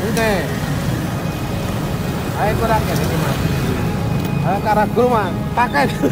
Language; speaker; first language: Japanese; non-native, learner; Indonesian